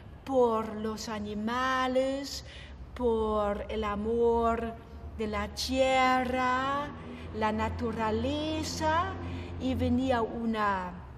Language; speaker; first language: Spanish; non-native, fluent; German